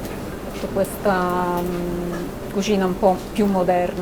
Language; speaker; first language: Italian; native; Italian